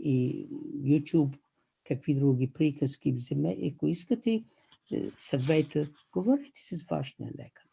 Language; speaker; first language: Bulgarian; non-native, fluent; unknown